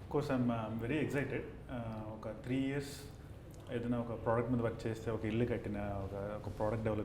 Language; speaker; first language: Telugu; native; Telugu